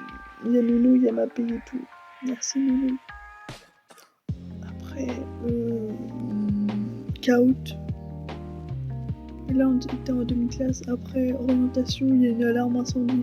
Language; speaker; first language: French; native; French